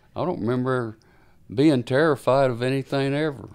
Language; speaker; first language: English; native; English